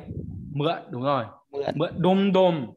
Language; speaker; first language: Vietnamese; native; Vietnamese